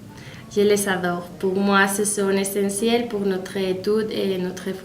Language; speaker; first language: French; non-native, learner; Spanish